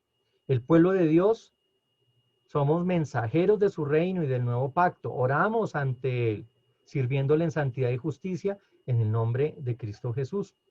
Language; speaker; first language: Spanish; native; Spanish